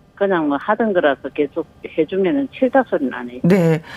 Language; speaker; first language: Korean; native; Korean